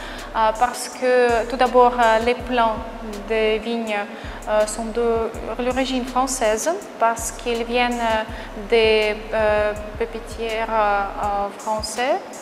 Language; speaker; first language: French; non-native, fluent; Russian